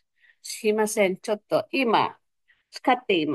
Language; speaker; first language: Japanese; non-native, fluent; Filipino